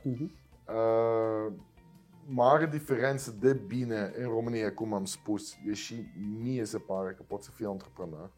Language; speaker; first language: Romanian; non-native, learner; Dutch